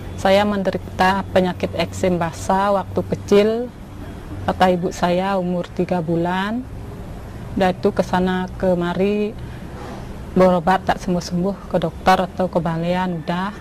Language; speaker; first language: Indonesian; non-native, local second language; Balinese